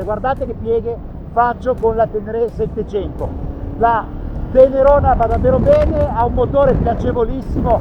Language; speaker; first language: Italian; native; Italian